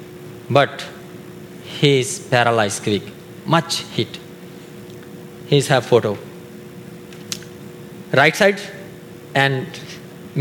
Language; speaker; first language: English; non-native, learner; Urdu